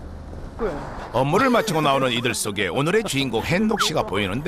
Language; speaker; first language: Korean; native; Korean